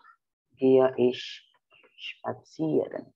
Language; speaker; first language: German; non-native, fluent; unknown